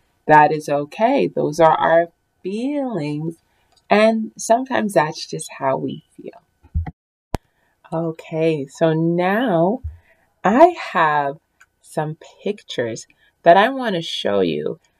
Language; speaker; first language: English; early bilingual, other home language; French